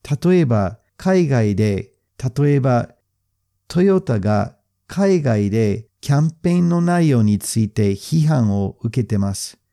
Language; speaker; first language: Japanese; non-native, fluent; English